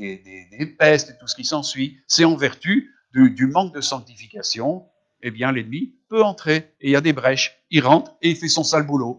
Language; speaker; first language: French; native; French